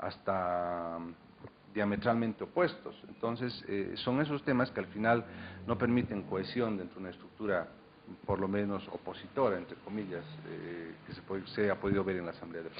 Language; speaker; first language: Spanish; native; Spanish